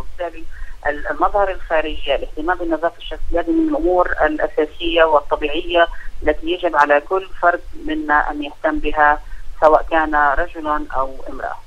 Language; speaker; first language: Arabic; native; Arabic